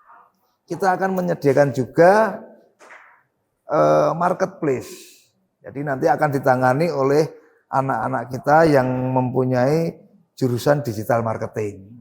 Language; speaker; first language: Indonesian; native; Indonesian